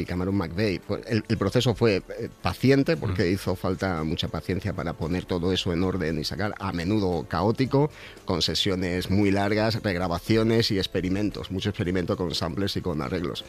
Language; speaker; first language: Spanish; native; Spanish